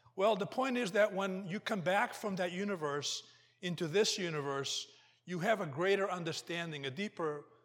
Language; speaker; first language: English; early bilingual, other home language; Portuguese